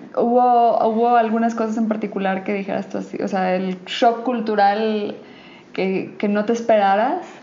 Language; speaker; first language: Spanish; native; Spanish